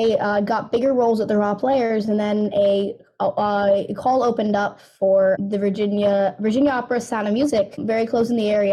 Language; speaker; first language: English; native; English